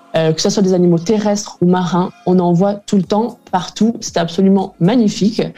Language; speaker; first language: French; native; French